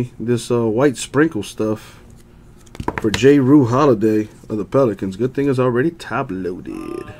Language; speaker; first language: English; native; English